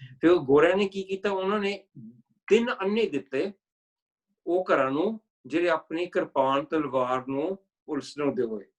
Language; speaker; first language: Punjabi; early bilingual, heritage; Punjabi